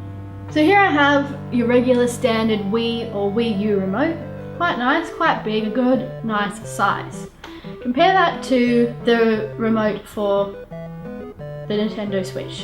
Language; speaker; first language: English; native; English